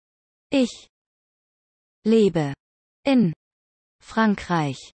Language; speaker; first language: German; non-native, learner; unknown